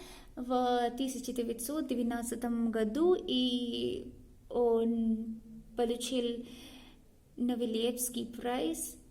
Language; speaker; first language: Russian; non-native, learner; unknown